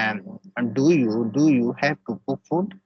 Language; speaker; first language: English; non-native, learner; Hindi